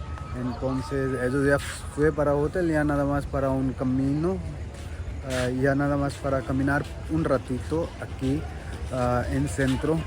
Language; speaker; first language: Spanish; non-native, learner; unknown